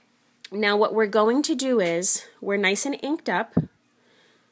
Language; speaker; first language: English; native; English